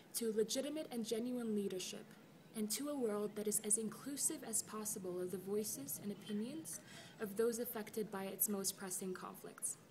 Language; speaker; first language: English; early bilingual, other home language; Arabic